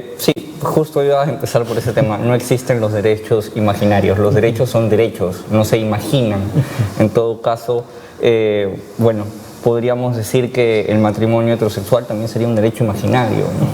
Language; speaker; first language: Spanish; native; Spanish